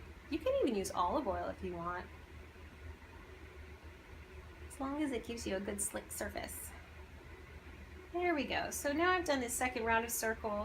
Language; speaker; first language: English; native; English